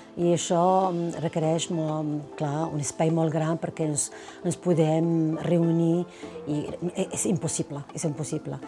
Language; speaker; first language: Catalan; non-native, fluent; Arabic